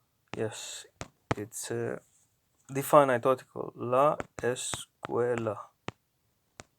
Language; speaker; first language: English; non-native, fluent; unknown